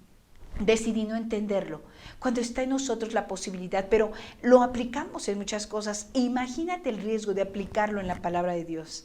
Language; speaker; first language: Spanish; native; Spanish